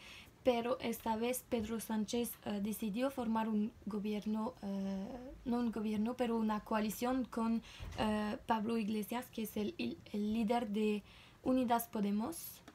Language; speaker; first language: Spanish; non-native, learner; French